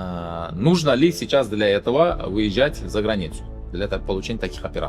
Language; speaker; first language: Russian; non-native, local second language; Uzbek